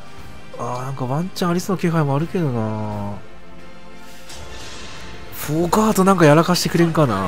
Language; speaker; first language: Japanese; native; Japanese